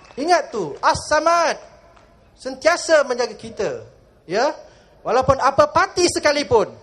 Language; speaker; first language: Malay; native; Malay